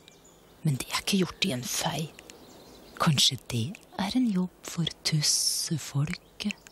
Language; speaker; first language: Norwegian; native; Norwegian